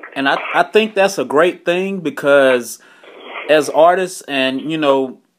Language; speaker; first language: English; native; English